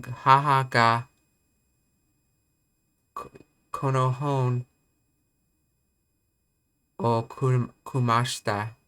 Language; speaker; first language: Japanese; non-native, learner; English